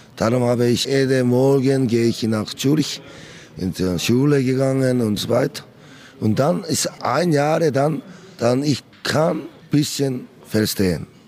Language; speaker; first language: German; non-native, learner; Korean